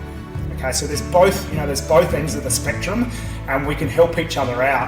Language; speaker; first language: English; native; English